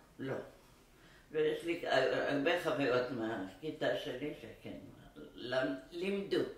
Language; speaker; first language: Hebrew; non-native, fluent; Arabic